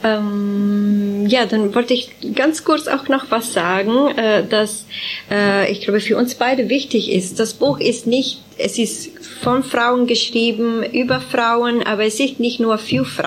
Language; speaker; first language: German; non-native, fluent; Italian